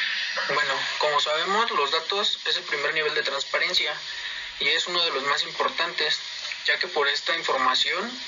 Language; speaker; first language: Spanish; native; Spanish